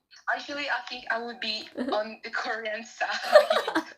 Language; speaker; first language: English; non-native, learner; French